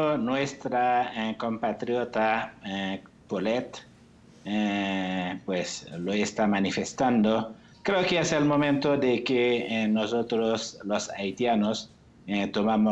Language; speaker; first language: Spanish; non-native, fluent; Haitian Creole